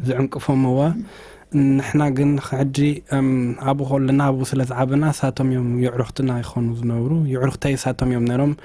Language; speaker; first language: Tigrinya; early bilingual, heritage; Tigrinya